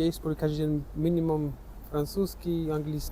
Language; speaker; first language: Russian; non-native, learner; French